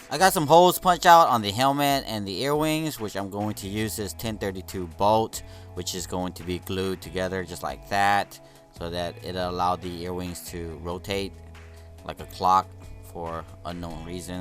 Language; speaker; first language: English; native; English